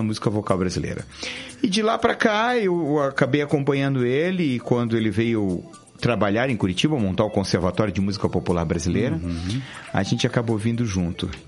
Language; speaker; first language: Portuguese; native; Portuguese